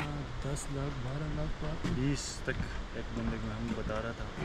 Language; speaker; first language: Hindi; non-native, local second language; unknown